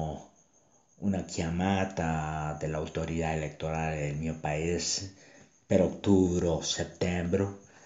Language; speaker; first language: Italian; non-native, learner; Spanish